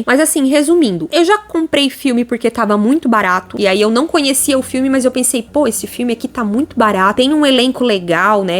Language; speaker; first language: Portuguese; native; Portuguese